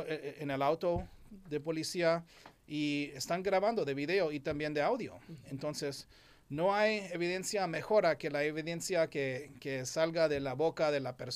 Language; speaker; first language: Spanish; non-native, fluent; English